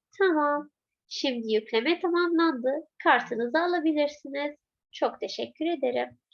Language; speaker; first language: Turkish; non-native, fluent; Arabic